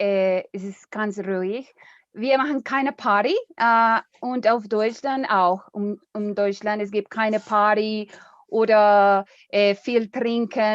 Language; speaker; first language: German; non-native, learner; Spanish